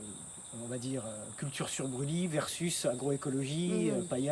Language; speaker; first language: French; native; French